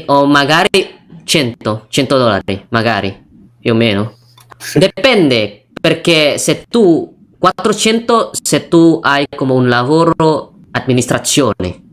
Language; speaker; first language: Italian; non-native, learner; Indonesian